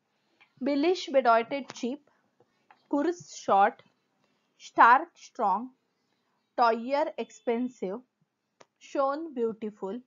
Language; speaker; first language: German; non-native, fluent; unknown